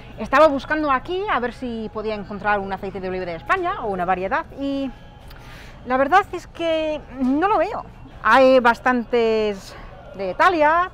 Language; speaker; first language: Spanish; non-native, fluent; English